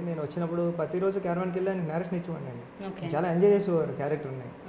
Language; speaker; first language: Telugu; native; Telugu